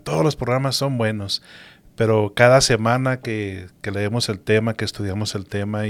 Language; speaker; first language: Spanish; native; Spanish